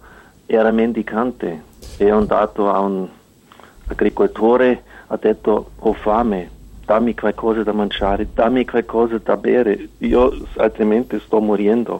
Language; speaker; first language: Italian; non-native, fluent; German